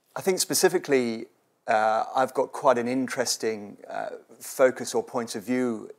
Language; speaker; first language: English; native; English